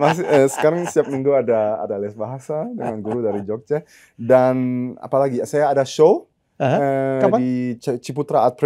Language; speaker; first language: Indonesian; early bilingual, heritage; German